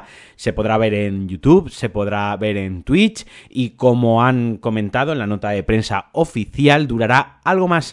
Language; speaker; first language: Spanish; native; Spanish